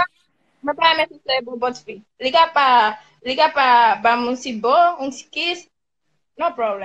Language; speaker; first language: French; non-native, learner; Haitian Creole